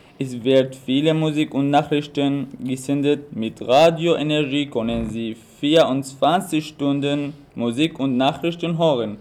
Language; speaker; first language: German; non-native, learner; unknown